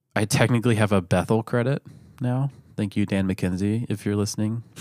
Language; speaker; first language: English; native; English